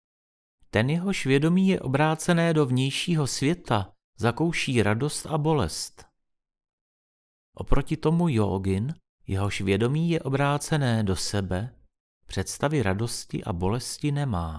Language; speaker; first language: Czech; native; Czech